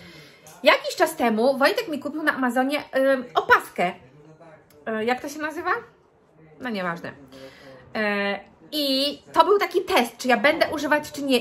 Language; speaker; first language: Polish; native; Polish